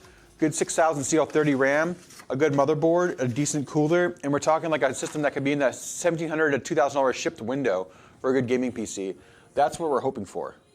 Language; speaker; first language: English; native; English